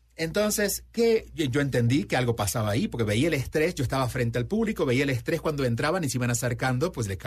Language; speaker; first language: Spanish; native; Spanish